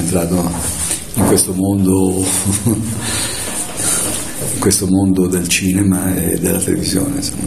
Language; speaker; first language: Italian; native; Italian